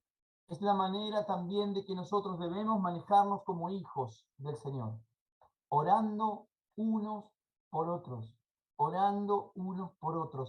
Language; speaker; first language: Spanish; native; Spanish